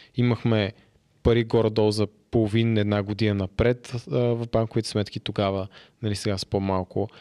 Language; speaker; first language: Bulgarian; native; Bulgarian